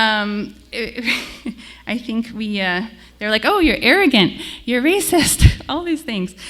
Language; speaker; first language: English; native; English